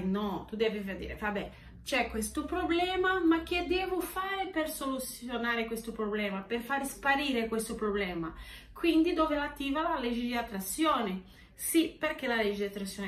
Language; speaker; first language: Italian; non-native, fluent; Portuguese